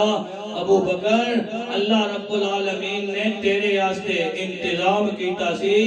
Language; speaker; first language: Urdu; non-native, local second language; Punjabi